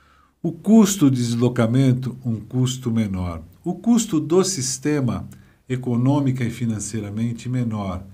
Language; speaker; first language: Portuguese; native; Portuguese